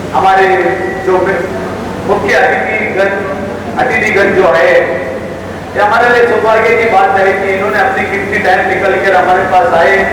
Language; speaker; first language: Hindi; non-native, local second language; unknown